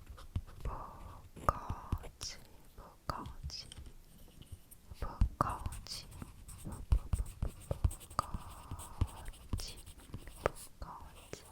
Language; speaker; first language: Chinese; non-native, learner; Korean